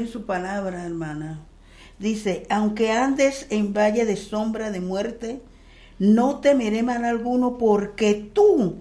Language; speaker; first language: Spanish; native; Spanish